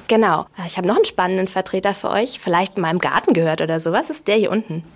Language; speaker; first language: German; native; German